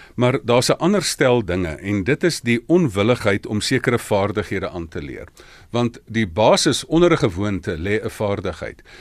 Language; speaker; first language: Afrikaans; native; Afrikaans